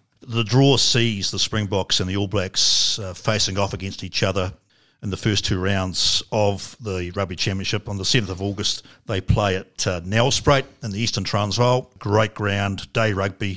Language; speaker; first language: English; native; English